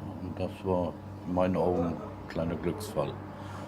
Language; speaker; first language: German; native; German